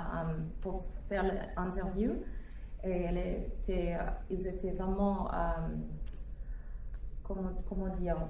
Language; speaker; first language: French; non-native, fluent; English